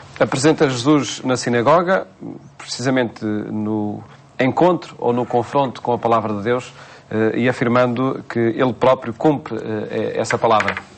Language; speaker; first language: Portuguese; native; Portuguese